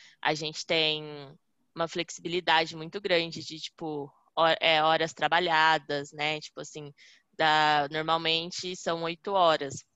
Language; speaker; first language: Portuguese; native; Portuguese